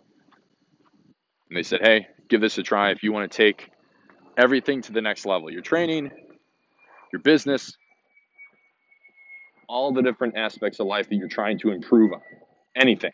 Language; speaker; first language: English; native; English